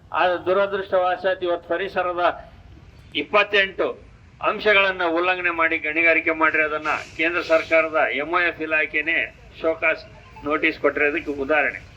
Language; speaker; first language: Kannada; native; Kannada